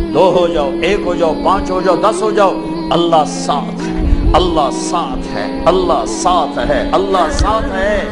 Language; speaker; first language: Urdu; non-native, local second language; Punjabi